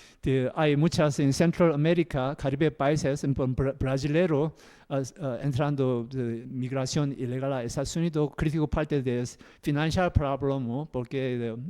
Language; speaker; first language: Spanish; non-native, learner; Korean